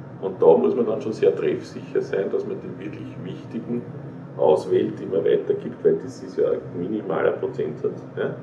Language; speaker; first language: German; native; German